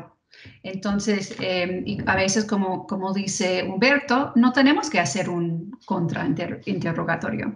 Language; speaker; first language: Spanish; non-native, fluent; English